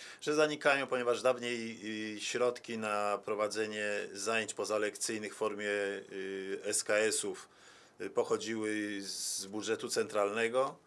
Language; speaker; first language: Polish; native; Polish